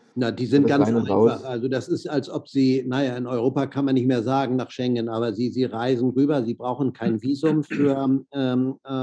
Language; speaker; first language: German; native; German